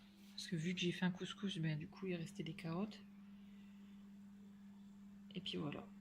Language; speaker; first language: French; native; French